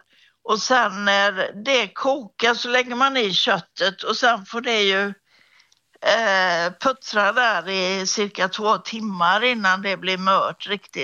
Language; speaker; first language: Swedish; native; Swedish